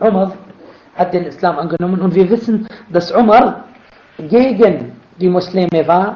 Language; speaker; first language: German; non-native, fluent; Arabic